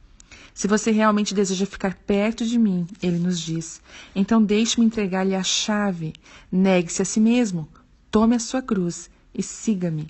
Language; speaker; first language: Portuguese; native; Portuguese